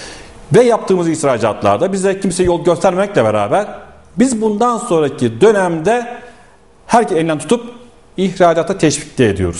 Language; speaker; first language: Turkish; native; Turkish